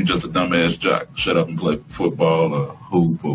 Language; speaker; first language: English; native; English